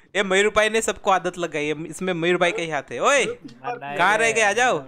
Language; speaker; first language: Hindi; non-native, local second language; Gujarati